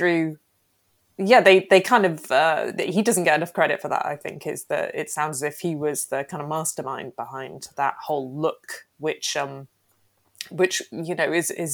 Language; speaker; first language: English; native; English